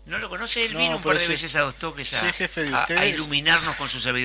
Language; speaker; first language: Spanish; native; Spanish